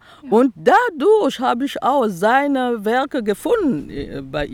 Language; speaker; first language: German; non-native, fluent; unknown